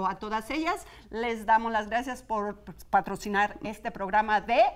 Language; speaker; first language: Spanish; native; Spanish